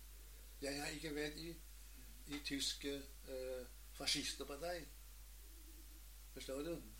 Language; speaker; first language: Danish; non-native, learner; German